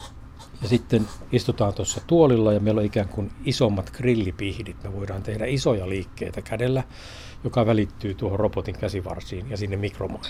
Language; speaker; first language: Finnish; native; Finnish